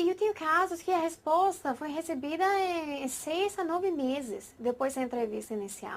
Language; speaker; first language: Portuguese; non-native, fluent; English